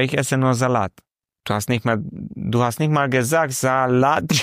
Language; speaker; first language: German; non-native, learner; Romanian